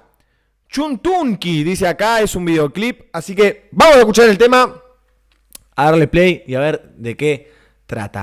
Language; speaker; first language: Spanish; native; Spanish